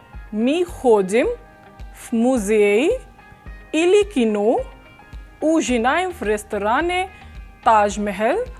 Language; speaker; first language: Russian; non-native, fluent; English